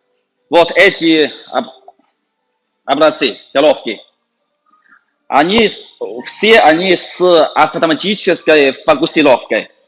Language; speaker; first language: Russian; non-native, learner; Chinese